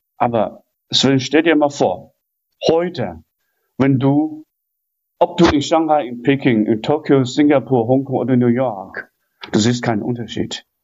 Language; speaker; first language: German; non-native, fluent; Chinese